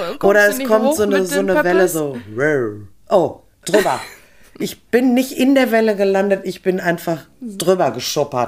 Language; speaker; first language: German; native; German